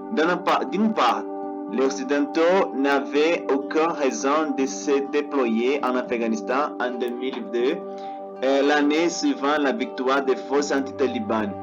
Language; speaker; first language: French; non-native, learner; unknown